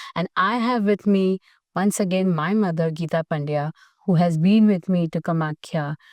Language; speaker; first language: English; non-native, local second language; Gujarati